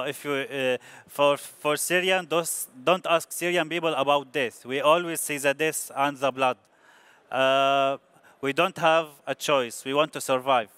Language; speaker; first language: English; non-native, learner; Arabic